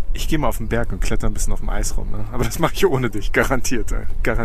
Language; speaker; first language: German; native; German